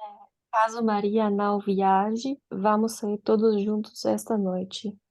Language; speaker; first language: Portuguese; non-native, fluent; German